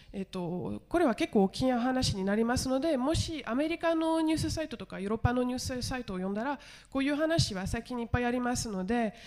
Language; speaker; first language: Japanese; non-native, fluent; French